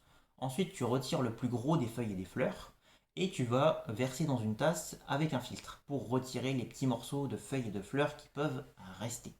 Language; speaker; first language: French; native; French